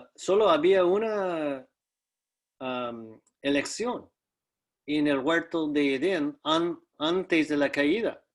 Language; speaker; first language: Spanish; non-native, fluent; English